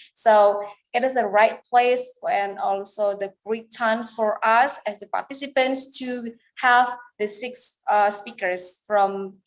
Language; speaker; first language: English; non-native, fluent; Indonesian